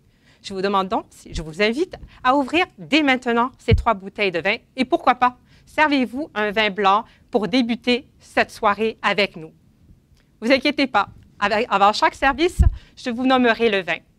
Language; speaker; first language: French; native; French